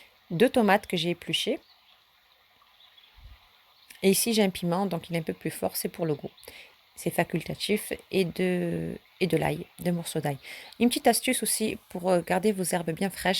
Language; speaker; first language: French; early bilingual, other home language; Turkish